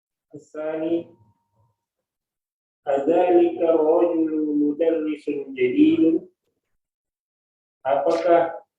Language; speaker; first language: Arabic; non-native, learner; Indonesian